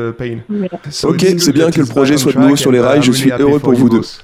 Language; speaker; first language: French; native; French